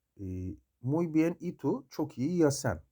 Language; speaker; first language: Spanish; non-native, learner; Turkish